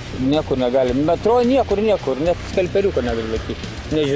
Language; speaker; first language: Lithuanian; native; Lithuanian